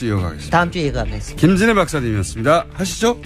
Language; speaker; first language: Korean; native; Korean